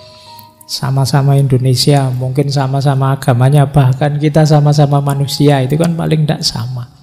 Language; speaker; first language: Indonesian; non-native, local second language; Javanese